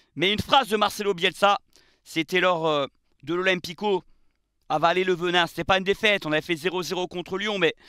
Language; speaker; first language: French; native; French